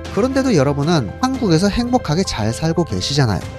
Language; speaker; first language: Korean; native; Korean